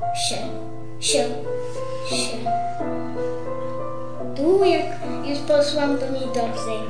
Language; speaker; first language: Polish; non-native, local second language; Romany